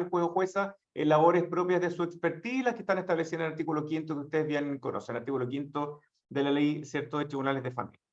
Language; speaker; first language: Spanish; native; Spanish